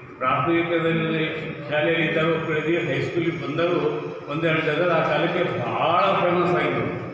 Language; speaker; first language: Kannada; native; Kannada